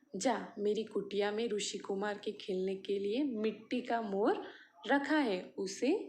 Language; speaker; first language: Hindi; non-native, local second language; Gujarati